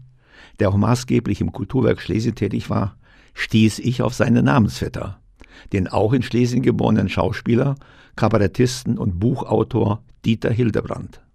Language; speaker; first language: German; native; German